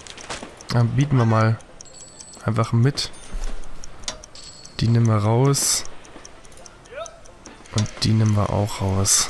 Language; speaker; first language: German; native; German